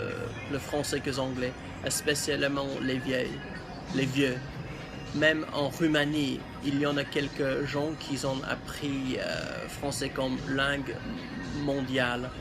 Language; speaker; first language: French; non-native, learner; English